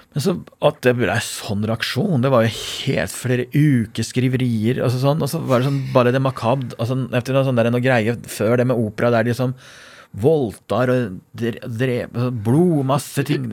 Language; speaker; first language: Norwegian; non-native, fluent; Persian